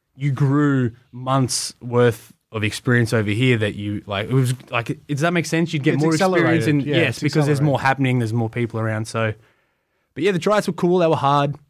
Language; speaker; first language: English; native; English